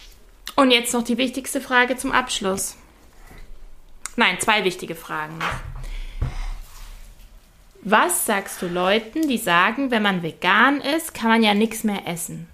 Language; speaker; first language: German; native; German